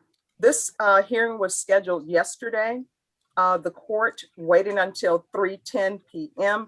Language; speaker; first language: English; native; English